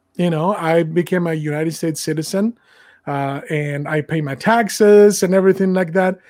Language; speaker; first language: English; non-native, fluent; Spanish